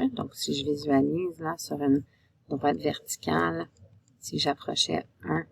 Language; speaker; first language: French; native; French